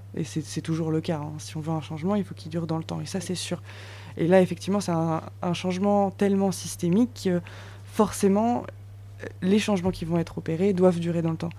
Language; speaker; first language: French; native; French